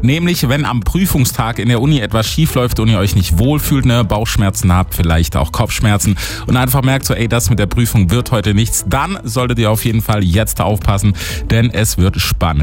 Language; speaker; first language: German; native; German